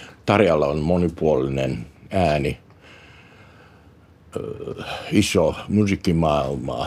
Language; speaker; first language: Finnish; non-native, learner; Bulgarian